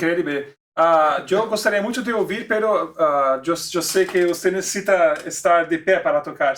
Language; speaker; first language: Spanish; non-native, learner; Portuguese